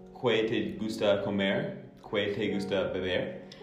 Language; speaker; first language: Spanish; non-native, learner; English